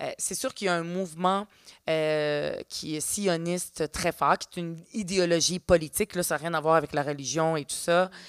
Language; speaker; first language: French; early bilingual, other home language; Arabic